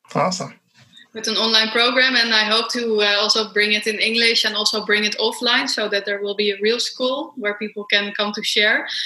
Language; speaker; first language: English; non-native, fluent; Dutch